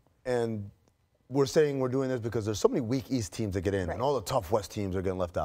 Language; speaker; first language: English; native; English